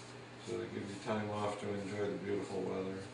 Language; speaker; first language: English; native; English